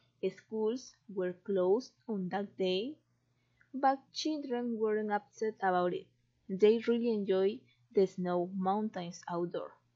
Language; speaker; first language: English; non-native, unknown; Spanish